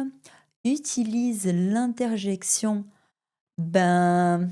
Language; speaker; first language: French; non-native, fluent; Portuguese